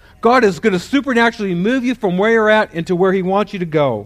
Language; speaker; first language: English; native; English